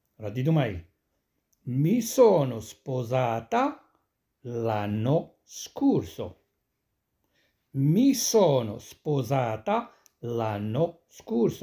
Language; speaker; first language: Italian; non-native, fluent; Arabic